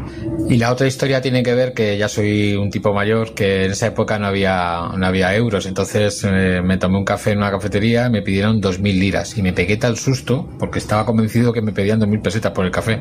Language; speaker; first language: Spanish; native; Spanish